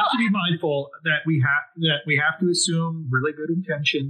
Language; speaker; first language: English; native; English